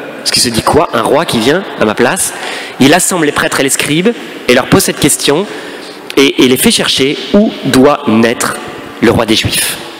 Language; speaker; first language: French; native; French